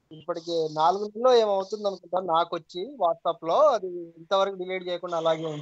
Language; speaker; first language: Telugu; non-native, local second language; Tamil